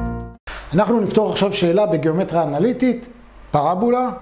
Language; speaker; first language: Hebrew; native; Hebrew